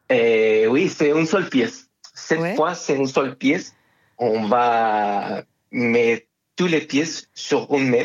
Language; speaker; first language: French; non-native, fluent; Spanish